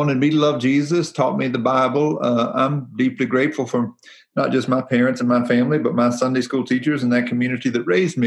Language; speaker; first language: English; native; English